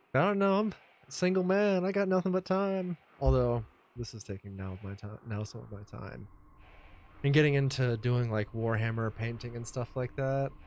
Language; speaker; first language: English; native; English